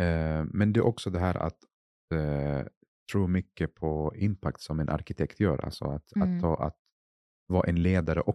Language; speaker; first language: Swedish; non-native, fluent; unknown